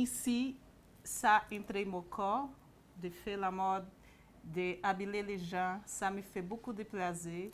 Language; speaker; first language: French; non-native, learner; Portuguese